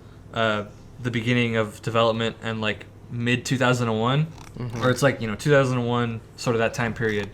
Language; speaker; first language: English; native; English